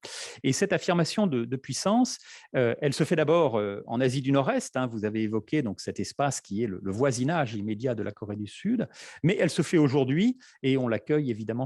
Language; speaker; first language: French; native; French